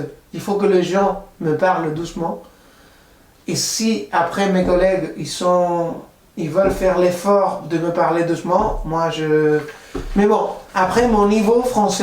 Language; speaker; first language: French; non-native, fluent; Spanish